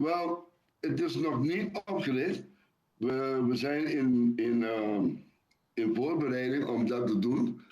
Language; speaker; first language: Dutch; non-native, local second language; Papiamento